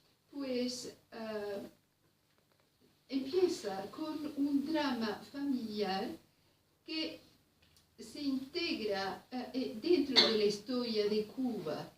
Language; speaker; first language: Spanish; non-native, fluent; French